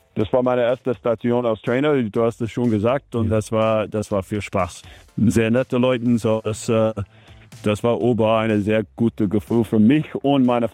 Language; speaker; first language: German; non-native, learner; English